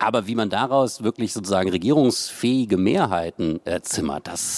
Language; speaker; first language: German; native; German